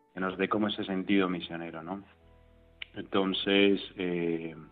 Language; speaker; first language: Spanish; native; Spanish